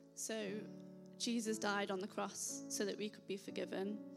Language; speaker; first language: English; native; English